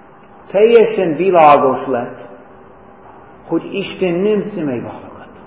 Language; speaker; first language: Hungarian; non-native, fluent; English